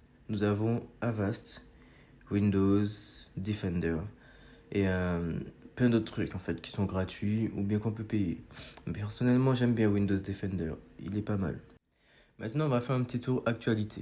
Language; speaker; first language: French; native; French